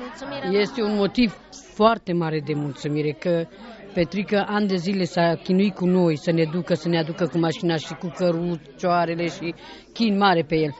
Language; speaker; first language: Romanian; native; Romanian